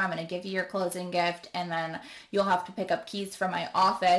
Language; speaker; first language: English; native; English